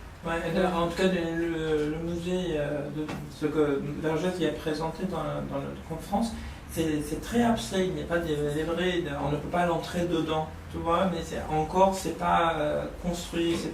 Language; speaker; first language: French; non-native, learner; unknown